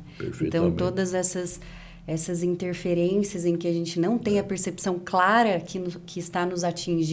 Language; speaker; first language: Portuguese; native; Portuguese